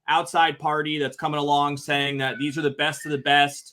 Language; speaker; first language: English; native; English